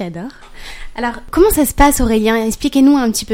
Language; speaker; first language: French; native; French